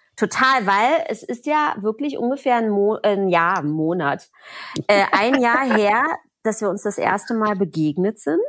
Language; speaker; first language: German; native; German